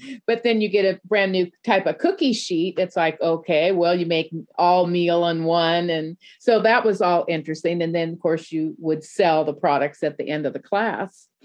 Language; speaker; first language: English; native; English